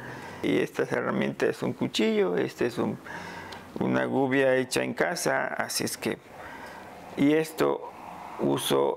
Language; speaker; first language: Spanish; non-native, local second language; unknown